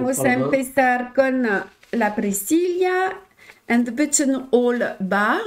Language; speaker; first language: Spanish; non-native, learner; French